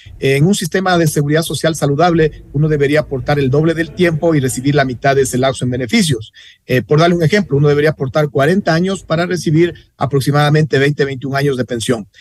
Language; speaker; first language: Spanish; native; Spanish